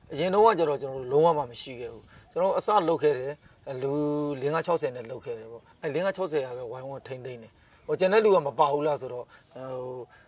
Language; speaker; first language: Burmese; native; Burmese